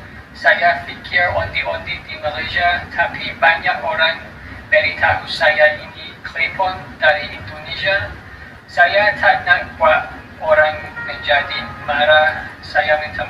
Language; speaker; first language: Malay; non-native, learner; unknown